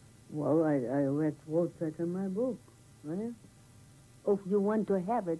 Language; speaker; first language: English; non-native, fluent; German